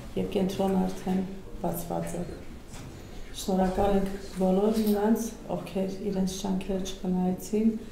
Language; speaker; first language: Armenian; early bilingual, heritage; Armenian